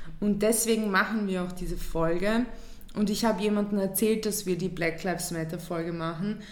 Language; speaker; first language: German; early bilingual, other home language; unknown